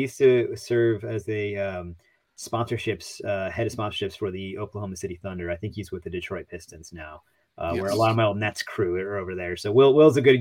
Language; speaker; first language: English; native; English